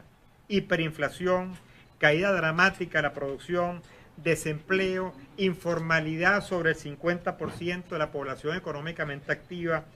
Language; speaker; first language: Spanish; native; Spanish